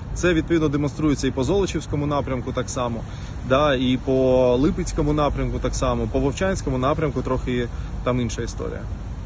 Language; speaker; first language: Ukrainian; native; Ukrainian